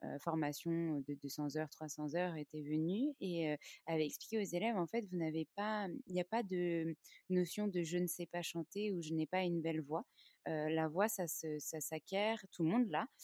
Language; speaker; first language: French; native; French